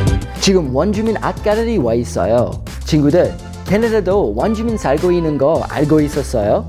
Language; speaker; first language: Korean; non-native, fluent; English